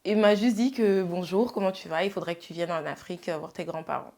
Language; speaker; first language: French; early bilingual, other home language; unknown